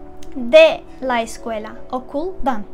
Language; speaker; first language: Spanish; non-native, fluent; Turkish